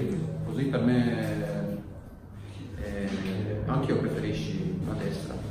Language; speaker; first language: Italian; non-native, learner; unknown